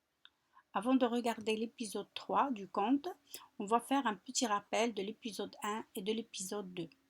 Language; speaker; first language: French; non-native, local second language; Arabic